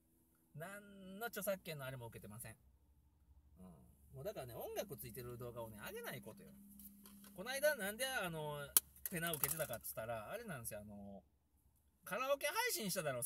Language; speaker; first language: Japanese; native; Japanese